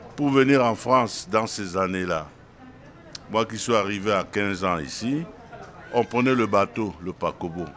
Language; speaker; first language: French; non-native, local second language; Duala